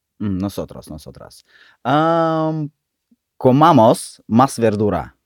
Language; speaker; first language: Spanish; non-native, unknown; Russian